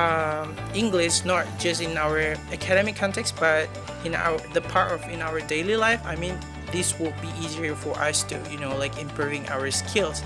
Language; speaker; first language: English; non-native, learner; Indonesian